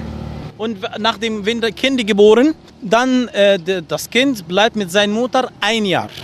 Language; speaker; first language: German; non-native, learner; Arabic